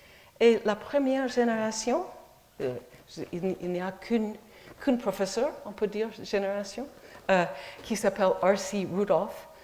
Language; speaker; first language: French; non-native, fluent; English